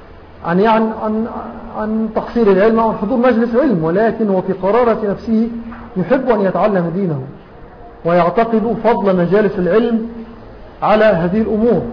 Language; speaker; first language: Arabic; native; Arabic